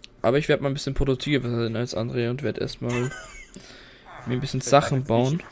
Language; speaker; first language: German; native; German